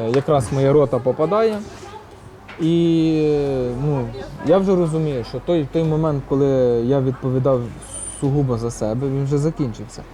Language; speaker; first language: Ukrainian; native; Ukrainian